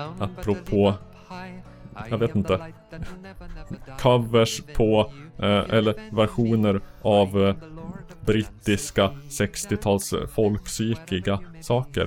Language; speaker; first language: Swedish; native; Swedish